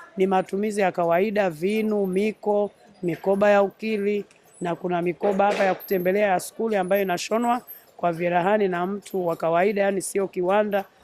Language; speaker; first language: Swahili; native; Swahili